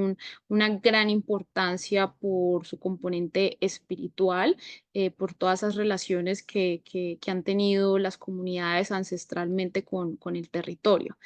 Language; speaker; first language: Spanish; native; Spanish